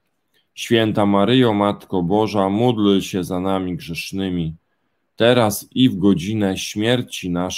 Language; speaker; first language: Polish; native; Polish